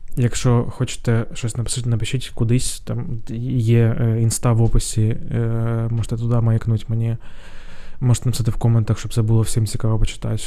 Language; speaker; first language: Ukrainian; non-native, local second language; Russian